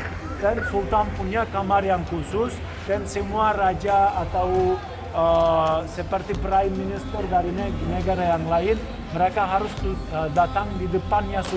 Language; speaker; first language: Indonesian; non-native, fluent; Turkish